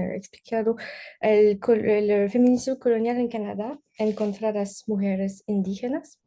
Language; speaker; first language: Spanish; non-native, learner; French